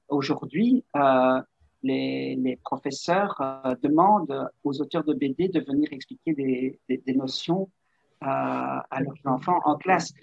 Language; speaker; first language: French; native; French